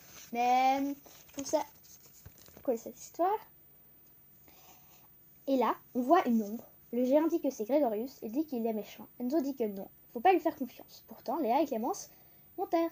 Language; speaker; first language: French; native; French